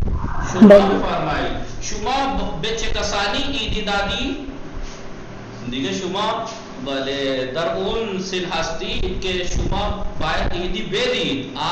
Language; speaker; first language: Persian; non-native, fluent; Urdu